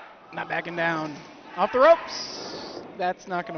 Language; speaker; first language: English; native; English